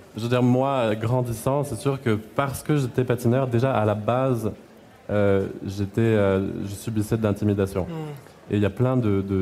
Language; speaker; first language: French; native; French